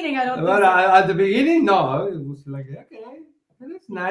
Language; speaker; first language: English; non-native, learner; Spanish